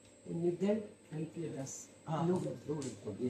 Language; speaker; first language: German; non-native, learner; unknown